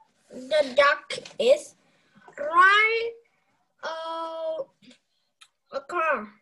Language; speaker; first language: English; non-native, learner; Vietnamese